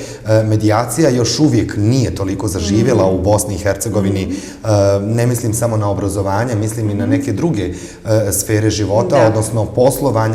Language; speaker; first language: Bosnian; native; Bosnian